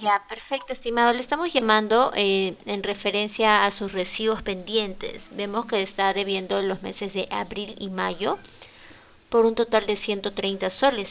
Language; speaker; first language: Spanish; native; Spanish